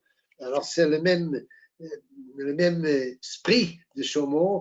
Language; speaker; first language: French; non-native, fluent; Portuguese